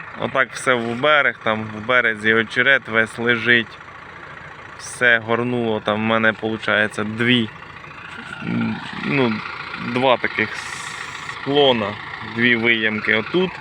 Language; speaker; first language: Ukrainian; native; Ukrainian